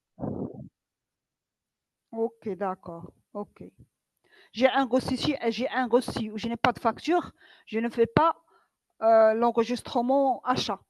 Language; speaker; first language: French; non-native, local second language; Arabic